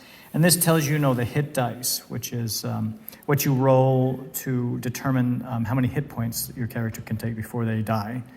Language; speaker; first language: English; native; English